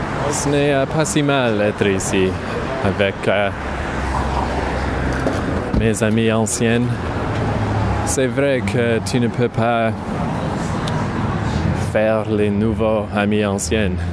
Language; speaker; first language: French; non-native, local second language; English